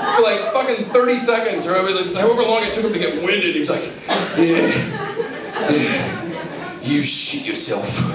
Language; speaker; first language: English; native; English